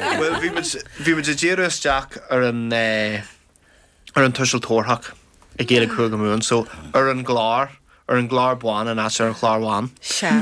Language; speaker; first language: Irish; non-native, local second language; English